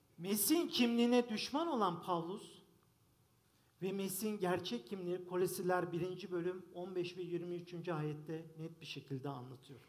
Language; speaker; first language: Turkish; native; Turkish